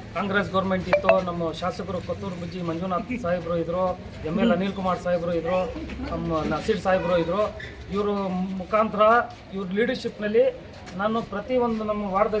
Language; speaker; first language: Kannada; non-native, local second language; Urdu